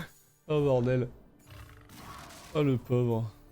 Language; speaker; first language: French; native; French